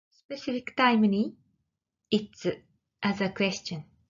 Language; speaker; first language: English; non-native, fluent; Japanese